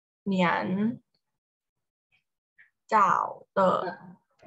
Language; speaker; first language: Chinese; non-native, learner; Thai